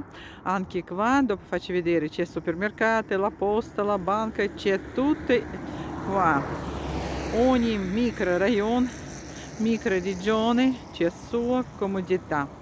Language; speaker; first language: Italian; non-native, fluent; Russian